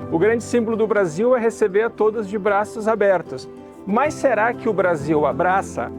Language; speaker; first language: Portuguese; native; Portuguese